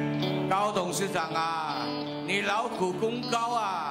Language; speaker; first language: Chinese; early bilingual, heritage; Chinese